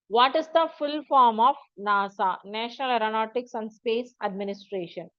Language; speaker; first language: English; non-native, local second language; Tamil